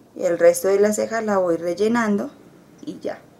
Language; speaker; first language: Spanish; native; Spanish